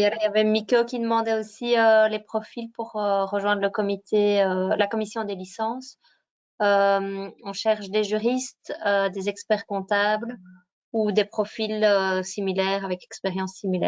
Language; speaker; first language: French; native; French